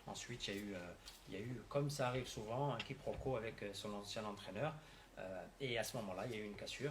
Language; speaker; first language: French; native; French